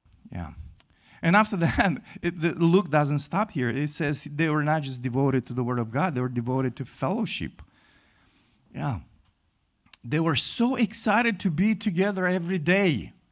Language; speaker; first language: English; non-native, fluent; Romanian